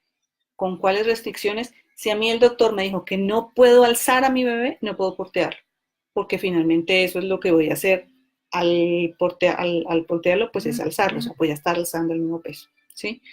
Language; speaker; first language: Spanish; native; Spanish